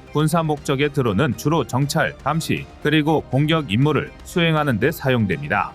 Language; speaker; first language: Korean; native; Korean